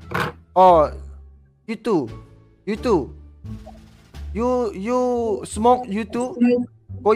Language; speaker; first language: English; non-native, learner; Malay